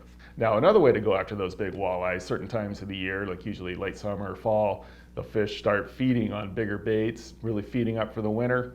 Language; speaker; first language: English; native; English